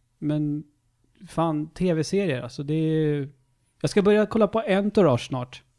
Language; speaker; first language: Swedish; native; Swedish